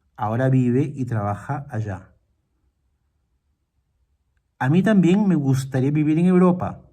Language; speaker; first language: Spanish; non-native, fluent; Portuguese